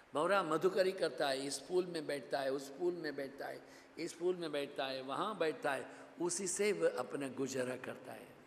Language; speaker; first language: Hindi; non-native, local second language; Gujarati